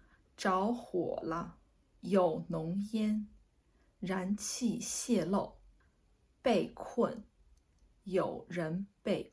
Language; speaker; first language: Chinese; native; Chinese